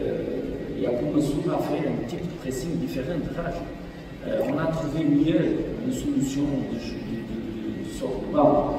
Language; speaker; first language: French; non-native, fluent; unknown